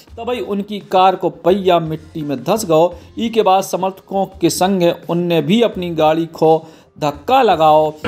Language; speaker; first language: Hindi; native; Hindi